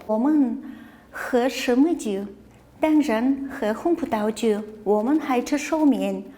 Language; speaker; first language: Chinese; non-native, fluent; Kyrgyz